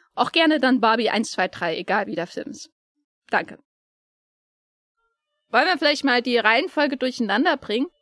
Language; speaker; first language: German; native; German